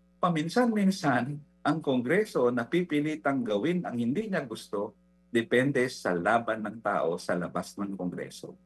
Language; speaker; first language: Filipino; non-native, local second language; Hiligaynon